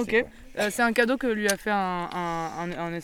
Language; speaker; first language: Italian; non-native, fluent; French